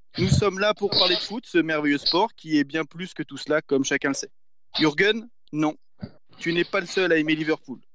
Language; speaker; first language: French; native; French